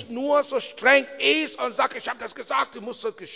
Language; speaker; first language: German; non-native, learner; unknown